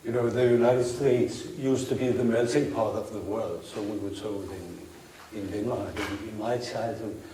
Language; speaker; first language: English; non-native, fluent; Danish